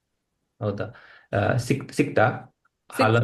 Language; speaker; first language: Kannada; non-native, learner; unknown